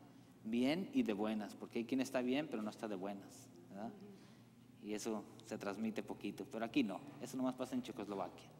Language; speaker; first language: Spanish; native; Spanish